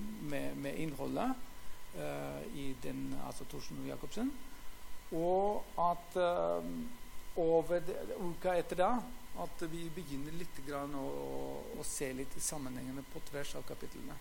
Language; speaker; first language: Norwegian; non-native, fluent; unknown